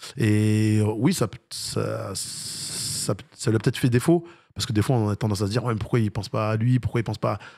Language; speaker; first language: French; native; French